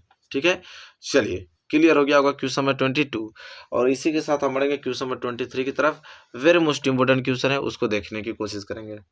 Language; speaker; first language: Hindi; native; Hindi